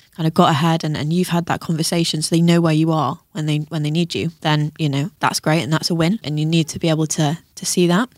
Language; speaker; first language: English; native; English